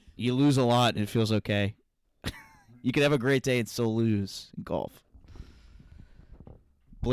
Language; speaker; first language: English; native; English